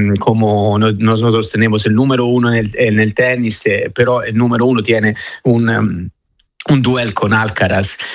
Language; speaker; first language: Spanish; non-native, fluent; Italian